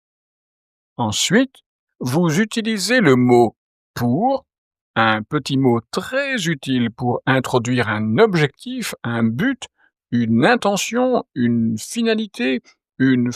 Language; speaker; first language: French; native; French